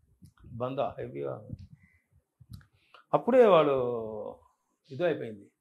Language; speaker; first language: Telugu; non-native, learner; Tamil